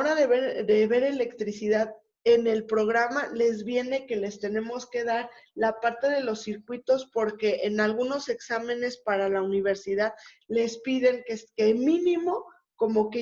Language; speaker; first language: Spanish; native; Spanish